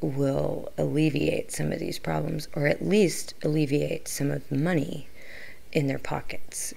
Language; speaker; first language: English; native; English